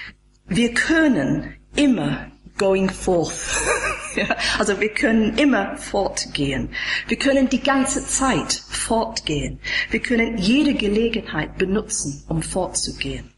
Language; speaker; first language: German; non-native, fluent; English